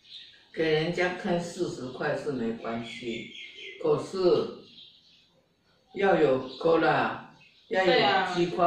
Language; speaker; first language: Chinese; non-native, local second language; Hakka Chinese